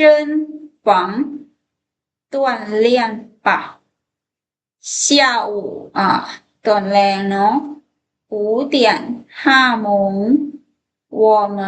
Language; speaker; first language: Chinese; non-native, fluent; Lao